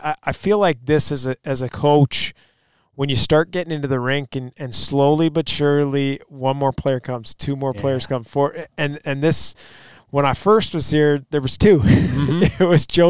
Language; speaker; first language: English; native; English